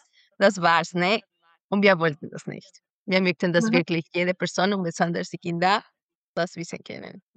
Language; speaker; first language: German; non-native, fluent; Spanish